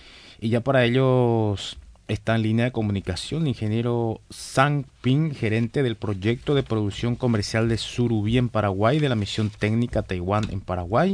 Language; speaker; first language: Spanish; native; Spanish